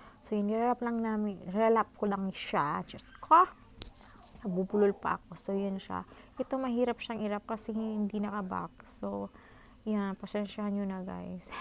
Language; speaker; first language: Filipino; non-native, local second language; Cebuano